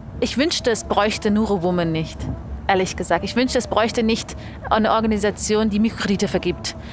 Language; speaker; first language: German; early bilingual, other home language; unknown